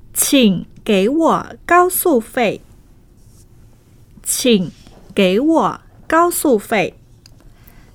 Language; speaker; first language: Chinese; non-native, fluent; Thai